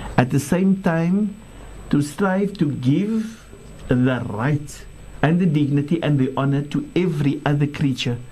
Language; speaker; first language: English; non-native, local second language; Afrikaans